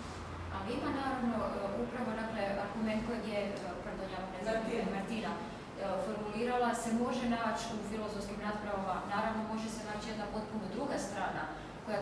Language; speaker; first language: Croatian; native; Croatian